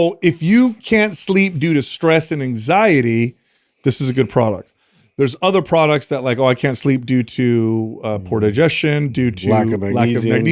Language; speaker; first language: English; native; English